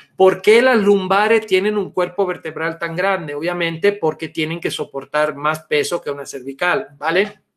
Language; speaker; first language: Spanish; non-native, fluent; Italian